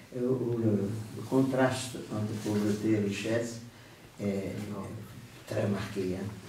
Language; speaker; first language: French; non-native, fluent; Portuguese